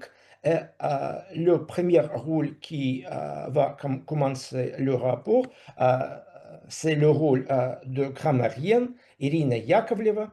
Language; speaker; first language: French; non-native, fluent; Russian